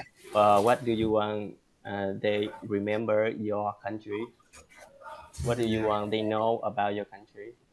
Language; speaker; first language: English; non-native, learner; Vietnamese